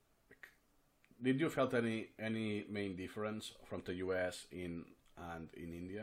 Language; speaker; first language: English; non-native, fluent; Spanish